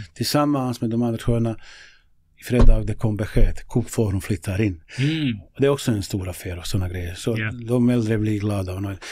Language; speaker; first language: Swedish; non-native, fluent; Bosnian